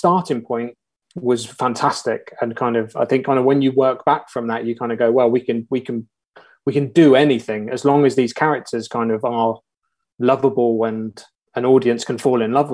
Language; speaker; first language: English; native; English